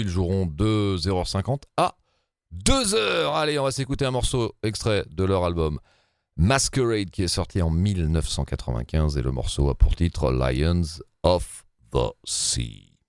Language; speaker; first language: French; native; French